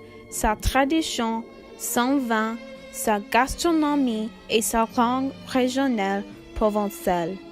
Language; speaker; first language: French; non-native, learner; English